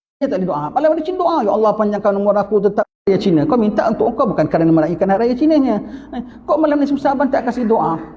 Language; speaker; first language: Malay; native; Malay